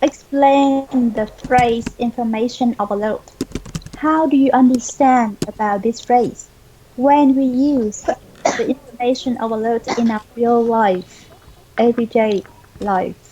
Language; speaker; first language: English; non-native, fluent; Vietnamese